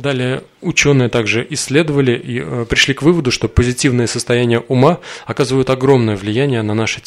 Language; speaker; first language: Russian; native; Russian